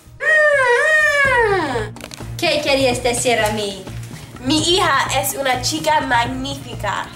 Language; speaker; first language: Spanish; non-native, learner; English